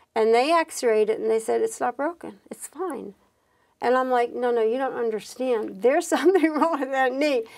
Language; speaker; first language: English; native; English